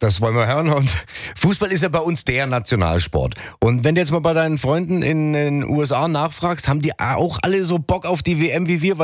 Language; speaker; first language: German; native; German